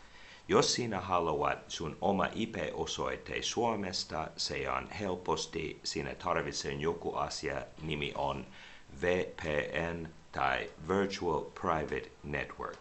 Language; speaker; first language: Finnish; non-native, learner; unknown